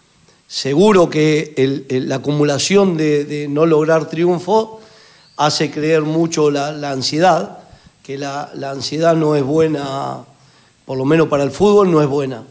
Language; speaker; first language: Spanish; native; Spanish